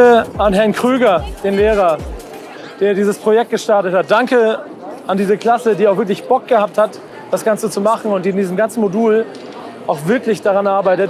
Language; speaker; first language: German; native; German